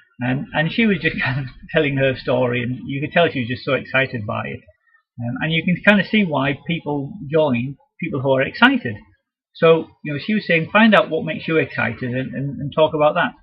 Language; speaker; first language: English; native; English